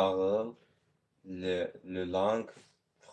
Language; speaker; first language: French; non-native, learner; Azerbaijani